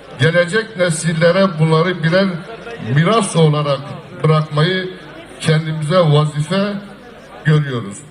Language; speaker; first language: Turkish; native; Turkish